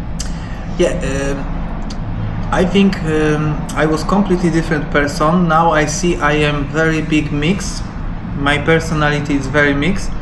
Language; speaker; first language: English; non-native, learner; Polish